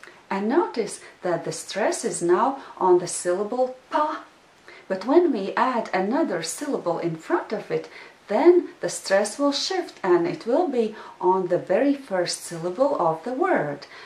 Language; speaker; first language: English; non-native, fluent; Latvian